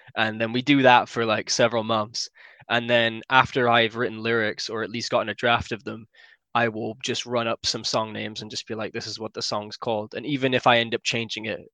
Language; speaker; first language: English; native; English